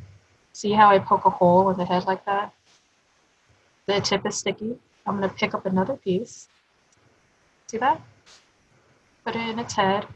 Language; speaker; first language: English; native; English